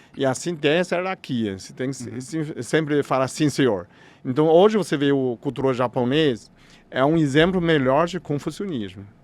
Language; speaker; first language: Portuguese; non-native, fluent; Chinese